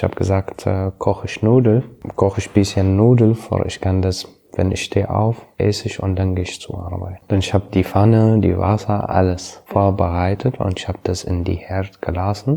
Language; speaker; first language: German; non-native, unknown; Arabic